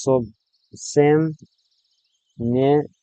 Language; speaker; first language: Russian; non-native, learner; English